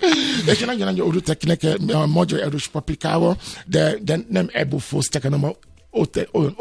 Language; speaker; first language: Hungarian; non-native, learner; Yoruba